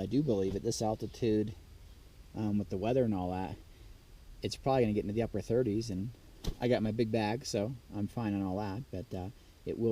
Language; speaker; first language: English; native; English